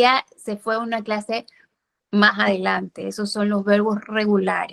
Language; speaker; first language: Spanish; non-native, fluent; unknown